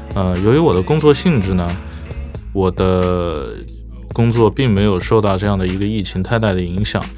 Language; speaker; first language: Chinese; native; Chinese